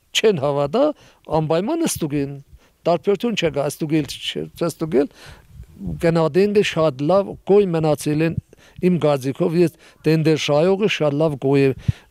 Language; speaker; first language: Armenian; native; Armenian